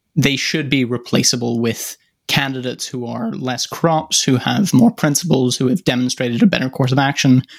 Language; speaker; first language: English; native; English